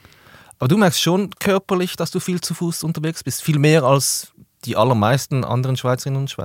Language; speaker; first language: German; native; German